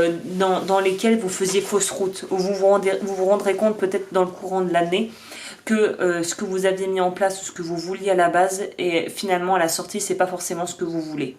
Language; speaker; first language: French; native; French